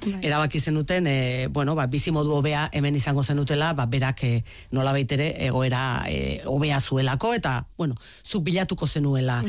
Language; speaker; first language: Basque; native; Basque